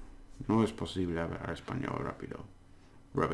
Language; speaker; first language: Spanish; non-native, learner; English